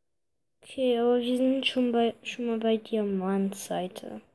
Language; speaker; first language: German; early bilingual, other home language; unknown